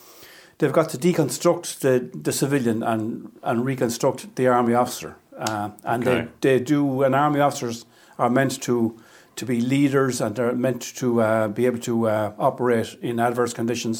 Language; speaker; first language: English; native; English